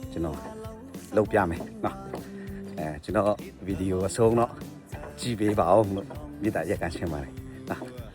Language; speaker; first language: Burmese; non-native, local second language; Shan